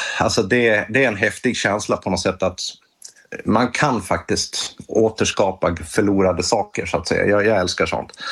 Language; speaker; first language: Swedish; native; Swedish